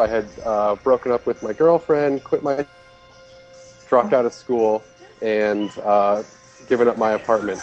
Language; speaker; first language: English; native; English